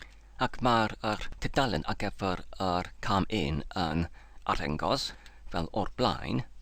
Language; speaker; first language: Welsh; non-native, learner; English